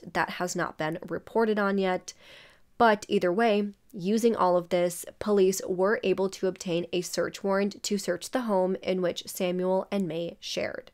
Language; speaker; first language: English; native; English